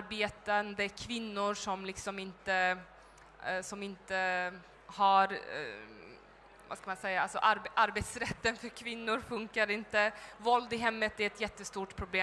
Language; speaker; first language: Swedish; early bilingual, other home language; Turkish